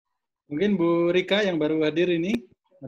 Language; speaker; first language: Indonesian; native; Indonesian